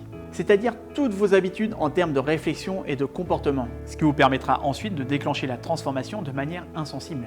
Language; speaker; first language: French; native; French